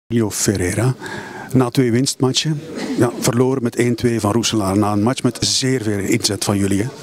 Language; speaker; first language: Dutch; native; Dutch